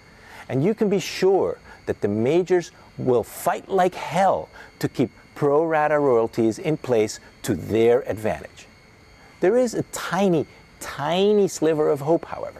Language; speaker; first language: English; native; English